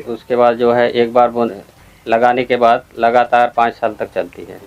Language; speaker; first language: Hindi; native; Hindi